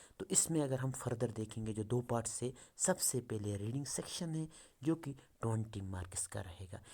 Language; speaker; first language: Urdu; non-native, local second language; Kashmiri